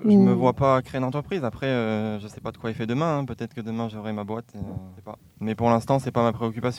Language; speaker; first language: French; native; French